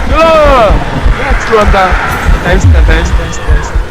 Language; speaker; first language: English; non-native, learner; Mongolian